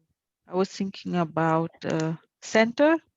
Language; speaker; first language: English; non-native, learner; French